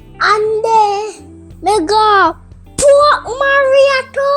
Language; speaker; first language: English; non-native, local second language; Jamaican Creole English